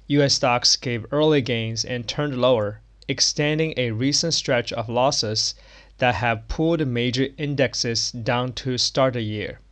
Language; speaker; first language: English; non-native, fluent; Chinese